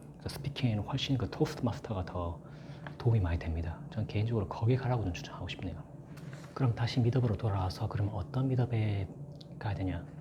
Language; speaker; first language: Korean; native; Korean